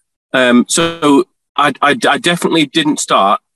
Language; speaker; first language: English; native; English